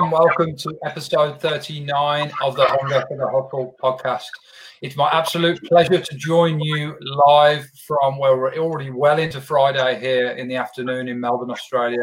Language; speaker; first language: English; native; English